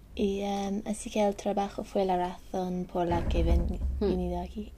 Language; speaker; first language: Spanish; non-native, learner; English